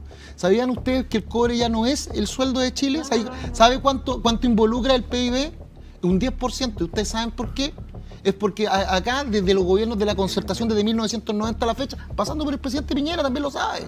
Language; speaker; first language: Spanish; native; Spanish